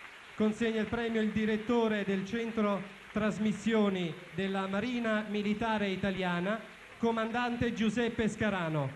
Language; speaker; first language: Italian; native; Italian